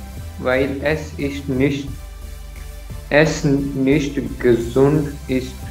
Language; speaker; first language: German; non-native, learner; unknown